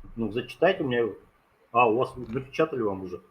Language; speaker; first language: Russian; native; Russian